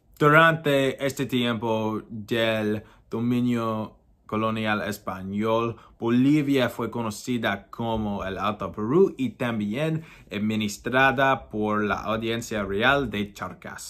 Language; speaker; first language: Spanish; non-native, learner; English